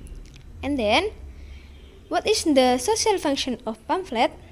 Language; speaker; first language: English; non-native, fluent; Indonesian